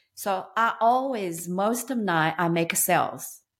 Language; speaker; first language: English; non-native, learner; Chinese